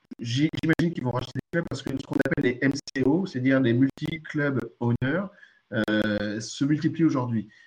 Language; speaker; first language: French; early bilingual, other home language; Arabic